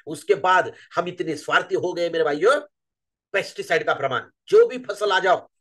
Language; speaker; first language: Hindi; non-native, local second language; Marathi